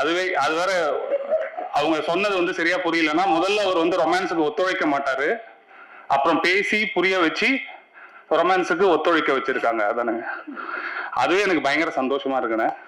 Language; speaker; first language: Tamil; native; Tamil